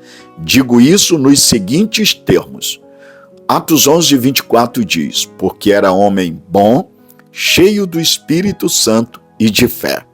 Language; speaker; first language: Portuguese; native; Portuguese